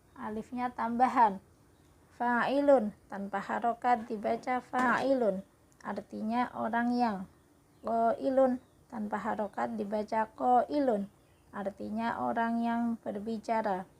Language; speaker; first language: Indonesian; native; Indonesian